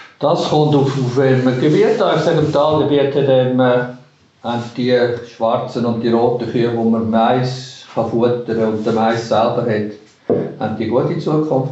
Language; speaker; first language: German; non-native, local second language; French